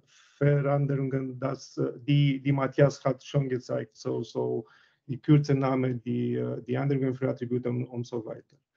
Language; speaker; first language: German; non-native, learner; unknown